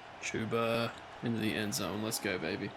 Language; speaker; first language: English; native; English